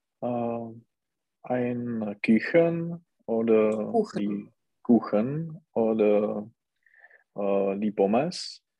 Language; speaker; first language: German; non-native, learner; Czech